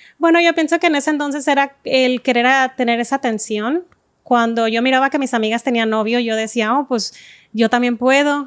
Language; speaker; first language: Spanish; native; Spanish